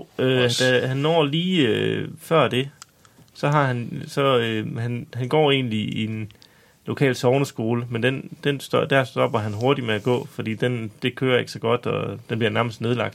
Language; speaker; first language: Danish; native; Danish